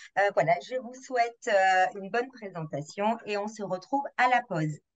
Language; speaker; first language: French; native; French